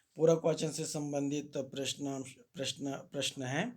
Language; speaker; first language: Hindi; non-native, local second language; Kannada